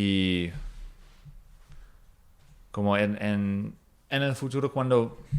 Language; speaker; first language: Spanish; non-native, fluent; English